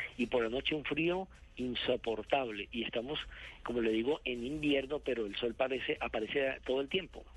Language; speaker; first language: Spanish; native; Spanish